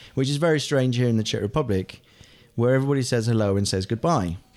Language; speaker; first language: English; non-native, local second language; German